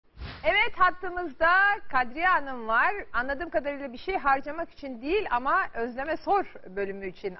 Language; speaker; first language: Turkish; native; Turkish